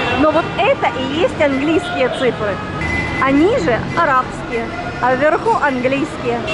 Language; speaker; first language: Russian; native; Russian